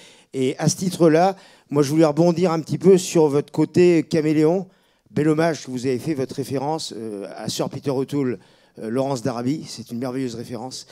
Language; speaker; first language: French; native; French